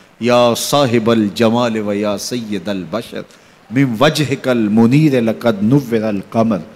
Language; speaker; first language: Urdu; non-native, local second language; Punjabi